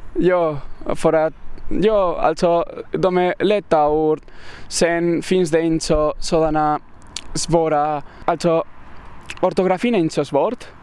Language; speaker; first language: Swedish; non-native, fluent; Basque